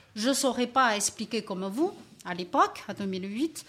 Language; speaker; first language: French; non-native, fluent; Chinese